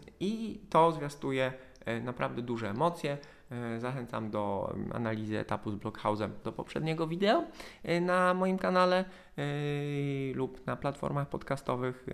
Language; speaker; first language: Polish; native; Polish